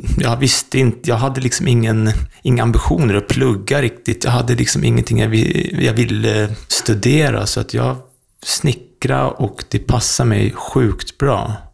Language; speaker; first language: Swedish; native; Swedish